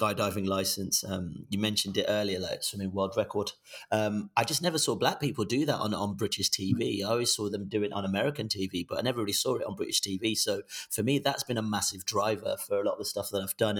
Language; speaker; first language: English; non-native, local second language; Yoruba